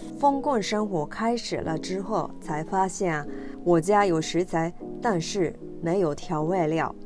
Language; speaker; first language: Chinese; non-native, fluent; Japanese